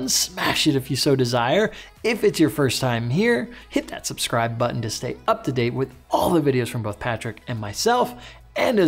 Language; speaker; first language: English; native; English